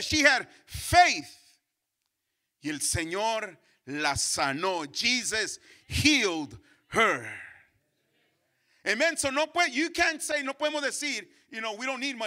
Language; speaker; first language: English; early bilingual, other home language; Spanish